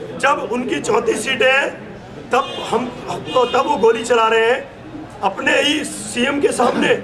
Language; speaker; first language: Hindi; non-native, local second language; Garhwali